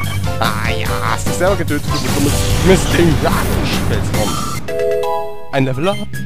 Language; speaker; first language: German; native; German